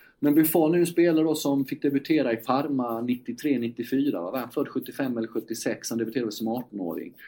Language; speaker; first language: Swedish; native; Swedish